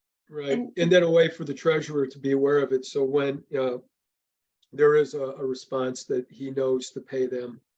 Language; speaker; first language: English; native; English